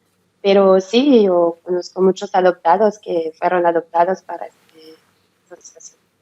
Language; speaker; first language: Spanish; non-native, learner; French